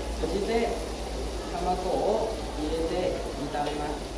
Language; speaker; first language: Japanese; non-native, learner; Thai